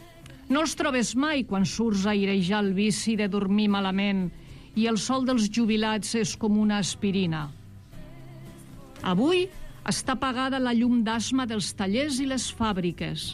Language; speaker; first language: Catalan; native; Catalan